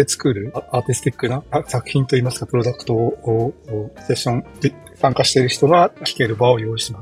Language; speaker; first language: Japanese; native; Japanese